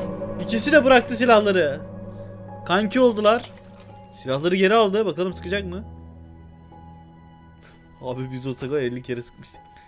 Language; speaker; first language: Turkish; native; Turkish